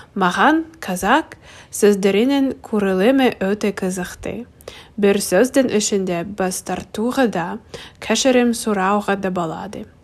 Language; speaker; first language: Kazakh; non-native, learner; English